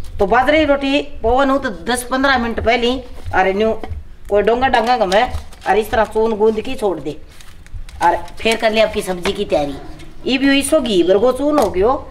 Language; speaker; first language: Hindi; native; Hindi